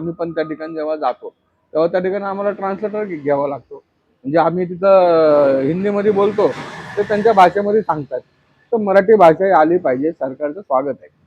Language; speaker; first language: Marathi; native; Marathi